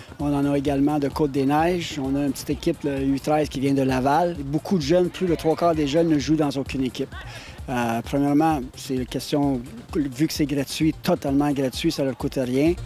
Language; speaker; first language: French; native; French